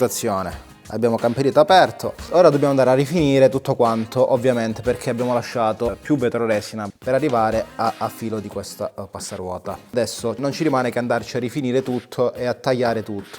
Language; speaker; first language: Italian; native; Italian